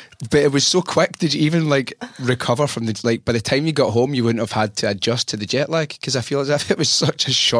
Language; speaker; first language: English; native; English